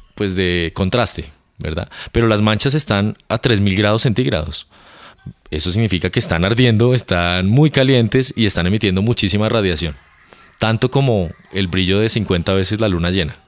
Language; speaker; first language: Spanish; native; Spanish